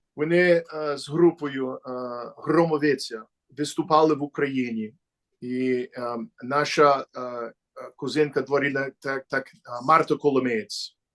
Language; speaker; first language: Ukrainian; early bilingual, heritage; Ukrainian